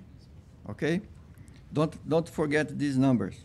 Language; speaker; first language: English; non-native, fluent; Portuguese